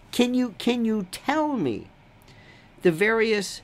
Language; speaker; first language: English; native; English